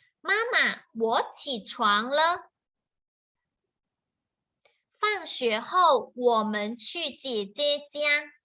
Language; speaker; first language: Chinese; non-native, fluent; Thai